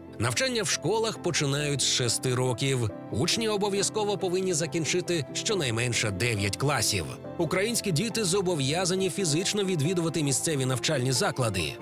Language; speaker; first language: Ukrainian; native; Ukrainian